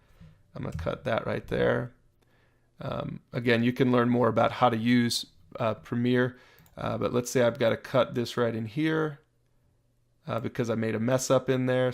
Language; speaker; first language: English; native; English